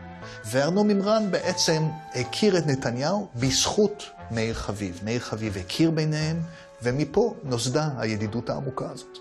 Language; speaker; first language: Hebrew; native; Hebrew